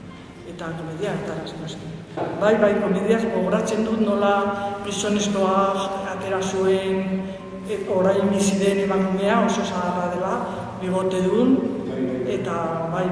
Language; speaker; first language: Basque; non-native, local second language; Spanish